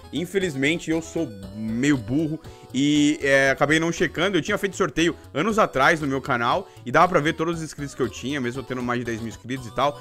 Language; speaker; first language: Portuguese; native; Portuguese